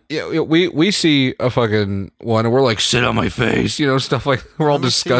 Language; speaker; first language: English; native; English